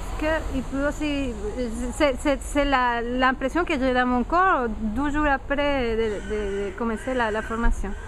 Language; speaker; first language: French; non-native, fluent; Spanish